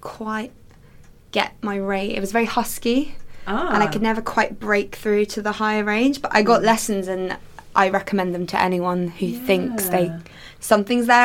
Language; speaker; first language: English; native; English